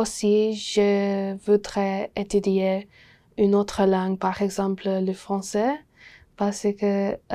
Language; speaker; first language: French; non-native, learner; English